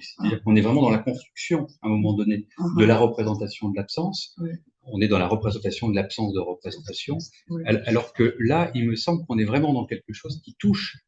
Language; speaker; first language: French; native; French